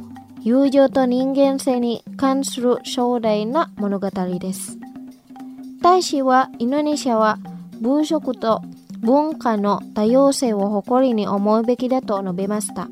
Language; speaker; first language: Japanese; non-native, fluent; Indonesian